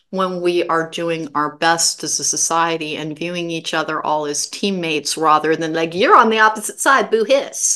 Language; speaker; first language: English; native; English